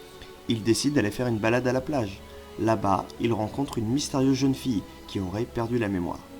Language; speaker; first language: French; native; French